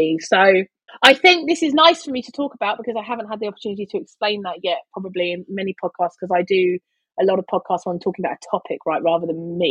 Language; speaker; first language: English; native; English